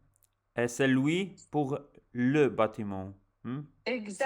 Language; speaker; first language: French; non-native, learner; English